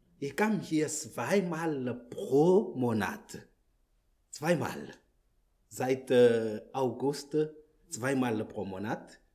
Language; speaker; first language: German; non-native, learner; Malagasy